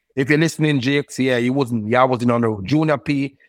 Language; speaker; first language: English; native; English